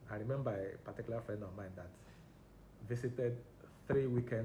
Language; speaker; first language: English; non-native, local second language; Igbo